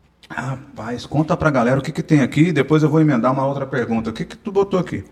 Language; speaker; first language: Portuguese; native; Portuguese